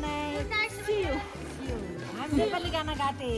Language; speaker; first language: Hindi; non-native, local second language; Nepali